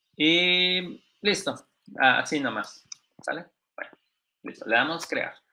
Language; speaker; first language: Spanish; native; Spanish